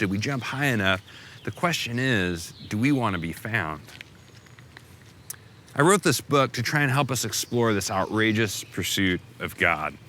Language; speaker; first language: English; native; English